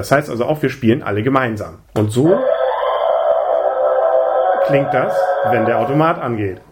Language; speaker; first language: German; native; German